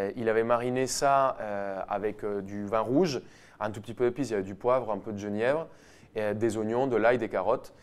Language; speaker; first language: French; non-native, fluent; Spanish